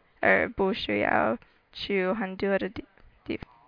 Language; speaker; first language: Chinese; non-native, learner; English